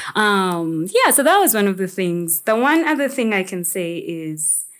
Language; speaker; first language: English; non-native, local second language; Ganda